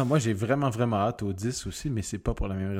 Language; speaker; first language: French; native; French